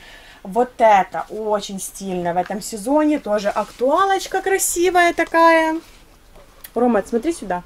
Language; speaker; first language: Russian; native; Russian